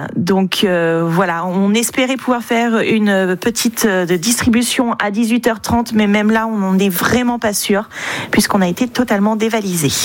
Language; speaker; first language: French; native; French